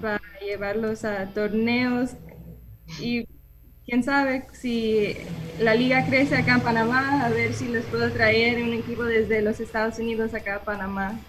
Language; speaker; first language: Spanish; early bilingual, heritage; English